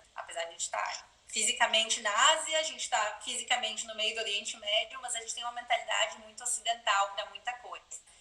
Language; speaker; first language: Portuguese; native; Portuguese